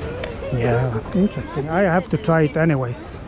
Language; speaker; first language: English; non-native, fluent; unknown